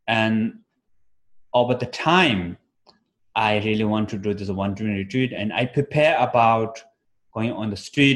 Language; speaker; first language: English; non-native, fluent; Tibetan